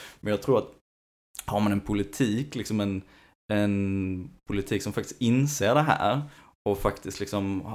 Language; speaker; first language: Swedish; native; Swedish